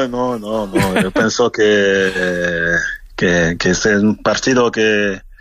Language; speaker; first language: Spanish; non-native, fluent; French